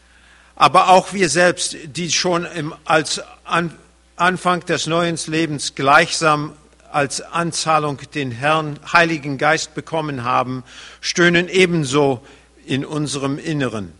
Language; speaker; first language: German; early bilingual, heritage; German